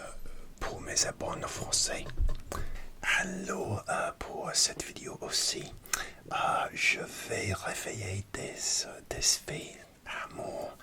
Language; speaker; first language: French; non-native, learner; English